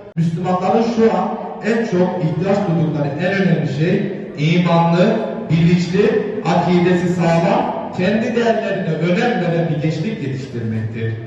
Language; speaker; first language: Turkish; native; Turkish